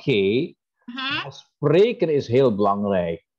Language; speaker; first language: Dutch; non-native, fluent; Indonesian